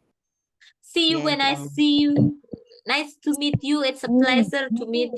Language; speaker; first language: English; non-native, fluent; Indonesian